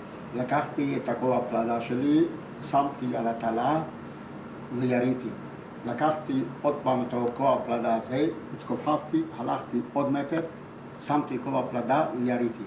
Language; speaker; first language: Hebrew; non-native, fluent; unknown